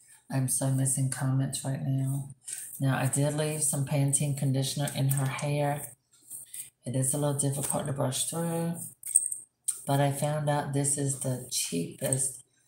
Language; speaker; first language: English; early bilingual, other home language; Spanish